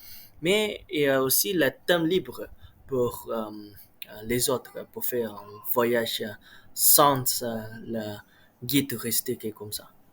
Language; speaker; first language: French; non-native, learner; Malay